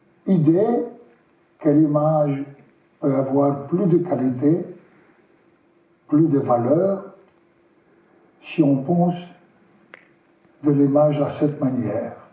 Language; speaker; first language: French; non-native, learner; Russian